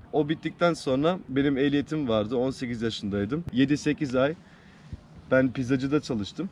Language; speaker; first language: Turkish; early bilingual, heritage; Turkish